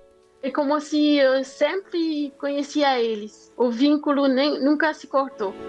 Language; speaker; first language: Portuguese; non-native, fluent; French